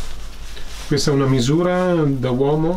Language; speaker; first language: Italian; native; Italian